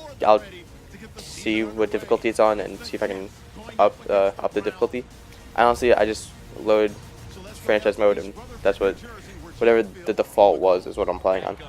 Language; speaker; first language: English; native; English